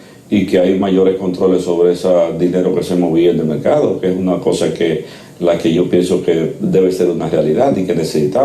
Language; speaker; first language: Spanish; native; Spanish